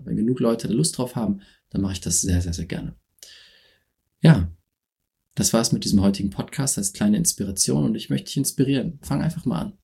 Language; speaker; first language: German; native; German